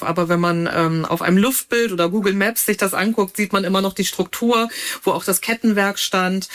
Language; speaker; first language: German; native; German